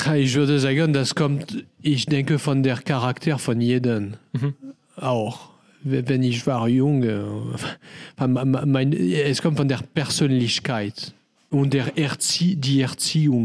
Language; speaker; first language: German; non-native, learner; French